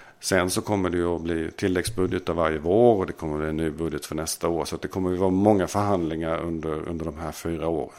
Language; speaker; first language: Swedish; native; Swedish